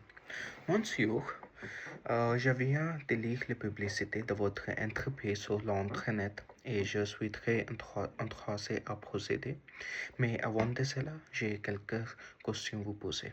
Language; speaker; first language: French; non-native, learner; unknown